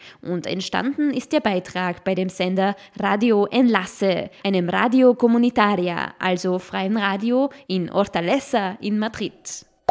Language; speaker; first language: German; native; German